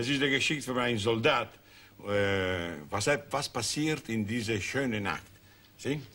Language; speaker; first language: German; non-native, learner; Italian